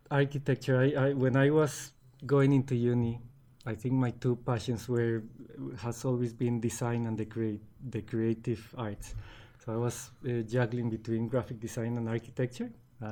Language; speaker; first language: English; non-native, fluent; Spanish